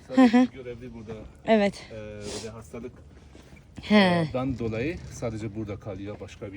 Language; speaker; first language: Turkish; non-native, learner; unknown